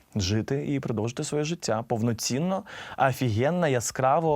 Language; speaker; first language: Ukrainian; native; Ukrainian